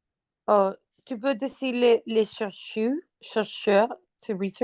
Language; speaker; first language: French; non-native, learner; Spanish